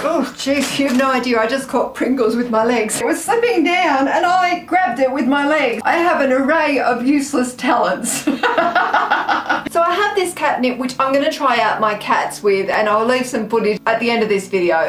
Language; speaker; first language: English; native; English